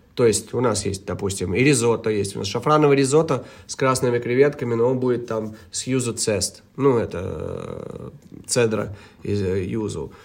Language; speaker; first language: Russian; early bilingual, heritage; Russian